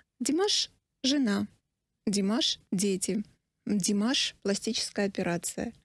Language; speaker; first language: Russian; non-native, local second language; Armenian